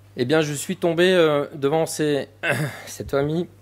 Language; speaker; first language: French; native; French